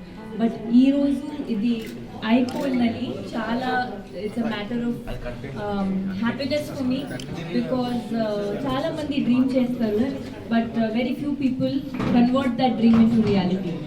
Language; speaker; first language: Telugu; non-native, local second language; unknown